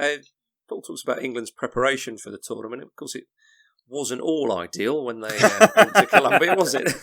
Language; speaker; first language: English; native; English